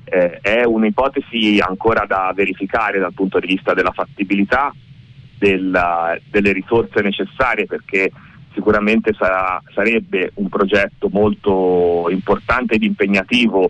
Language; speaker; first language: Italian; native; Italian